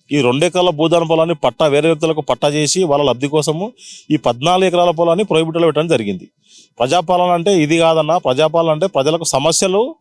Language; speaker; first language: Telugu; native; Telugu